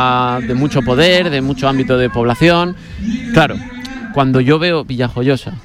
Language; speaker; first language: Spanish; native; Spanish